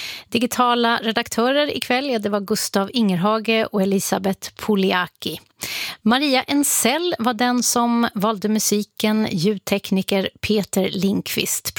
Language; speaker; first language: Swedish; native; Swedish